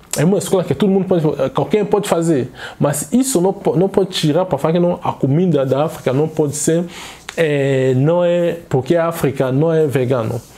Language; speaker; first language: Portuguese; non-native, fluent; Swahili